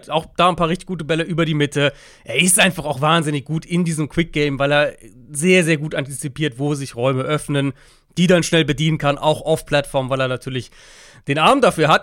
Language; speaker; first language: German; native; German